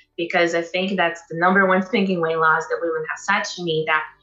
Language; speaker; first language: English; non-native, fluent; Portuguese